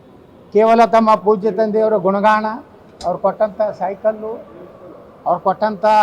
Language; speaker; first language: Kannada; native; Kannada